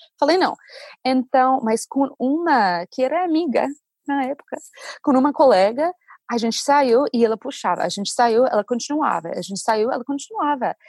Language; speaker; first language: Portuguese; non-native, fluent; English